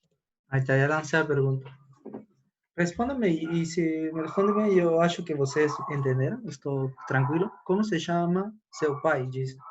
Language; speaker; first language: Portuguese; non-native, fluent; Spanish